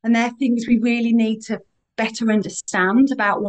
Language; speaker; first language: English; native; English